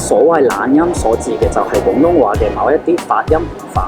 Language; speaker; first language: Cantonese; non-native, fluent; English